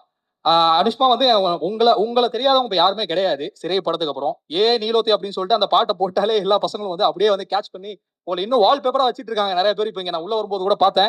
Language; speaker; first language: Tamil; native; Tamil